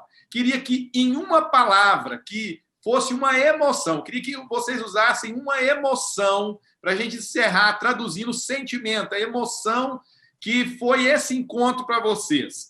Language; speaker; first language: Portuguese; native; Portuguese